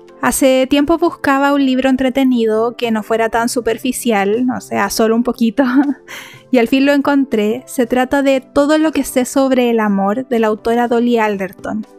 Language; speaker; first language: Spanish; native; Spanish